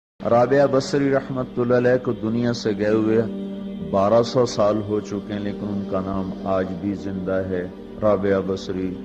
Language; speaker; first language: Urdu; non-native, local second language; Punjabi